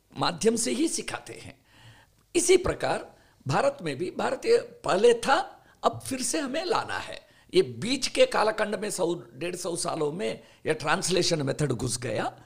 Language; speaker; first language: Hindi; non-native, local second language; Kannada